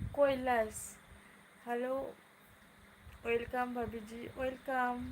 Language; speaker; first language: Hindi; non-native, local second language; Bangla